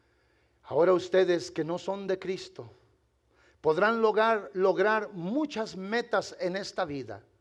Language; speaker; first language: Spanish; native; Spanish